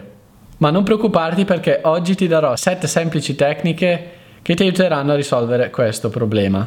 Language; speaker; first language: Italian; native; Italian